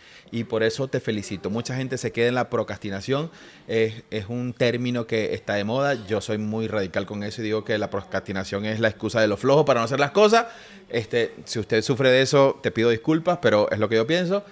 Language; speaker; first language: Spanish; native; Spanish